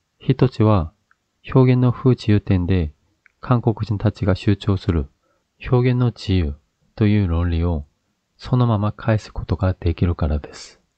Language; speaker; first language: Japanese; non-native, fluent; Korean